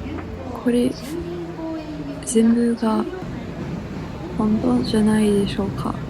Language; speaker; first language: Japanese; non-native, learner; English